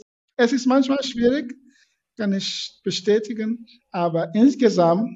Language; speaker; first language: German; non-native, fluent; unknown